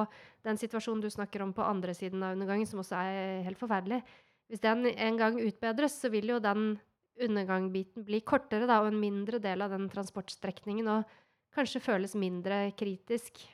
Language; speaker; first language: Norwegian; native; Norwegian